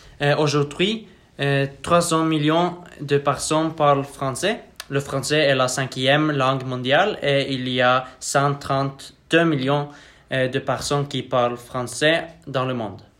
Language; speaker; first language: French; non-native, learner; Norwegian